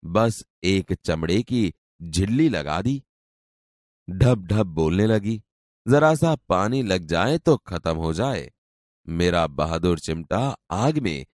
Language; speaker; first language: Hindi; non-native, local second language; Gujarati